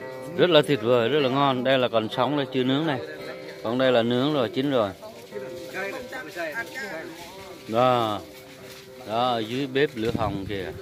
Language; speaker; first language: Vietnamese; non-native, local second language; Jarai